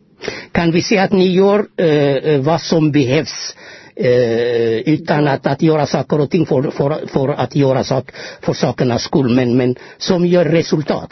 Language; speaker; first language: Swedish; non-native, fluent; Amharic